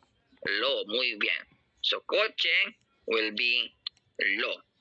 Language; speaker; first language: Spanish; non-native, learner; Filipino